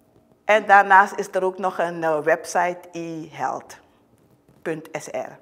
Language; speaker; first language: Dutch; native; Dutch